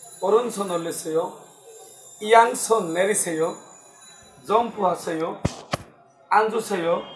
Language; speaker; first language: Korean; non-native, fluent; Bangla